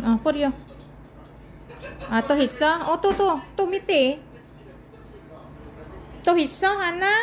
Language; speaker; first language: English; non-native, local second language; Filipino